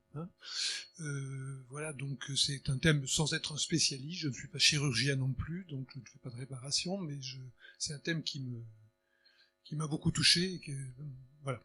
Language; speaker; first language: French; native; French